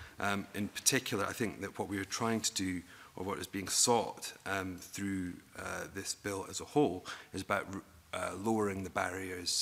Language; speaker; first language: English; native; English